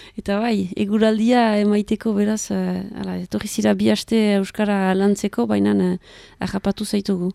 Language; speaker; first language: Basque; native; Basque